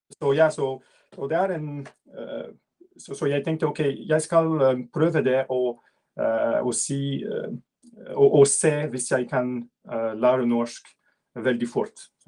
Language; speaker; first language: Norwegian; non-native, learner; French